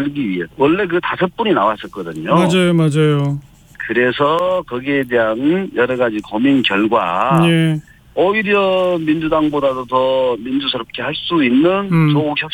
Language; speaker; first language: Korean; native; Korean